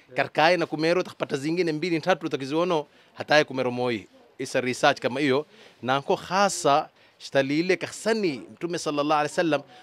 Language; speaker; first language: Swahili; native; Swahili